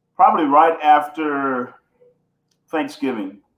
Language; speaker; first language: English; native; English